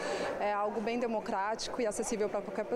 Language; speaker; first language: Portuguese; native; Portuguese